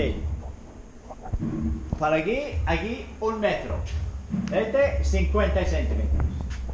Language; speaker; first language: Spanish; non-native, learner; English